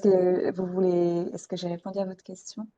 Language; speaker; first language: French; native; French